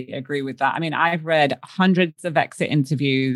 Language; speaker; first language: English; native; English